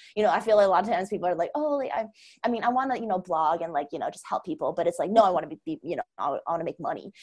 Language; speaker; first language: English; non-native, fluent; Chinese